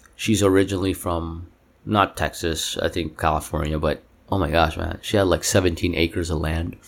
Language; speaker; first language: English; non-native, local second language; Cebuano